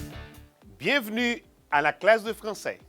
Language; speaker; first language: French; non-native, fluent; Spanish